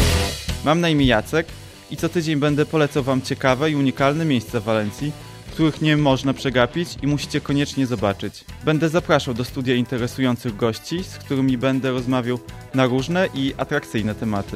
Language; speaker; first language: Polish; native; Polish